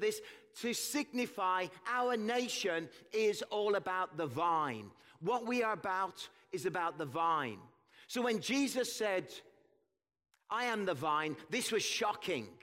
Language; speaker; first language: English; native; English